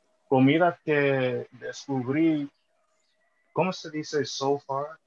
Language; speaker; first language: Spanish; non-native, learner; English